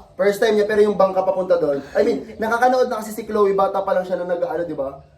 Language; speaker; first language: Filipino; non-native, local second language; Bikol